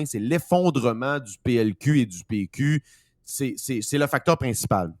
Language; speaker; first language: French; native; French